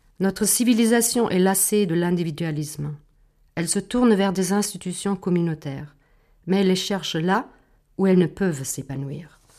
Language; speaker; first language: French; non-native, fluent; German